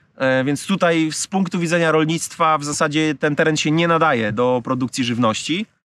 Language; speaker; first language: Polish; native; Polish